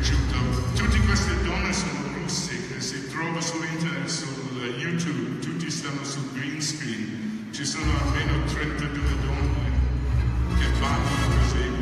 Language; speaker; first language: Italian; non-native, fluent; English